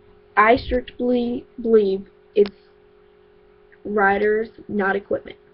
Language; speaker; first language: English; native; English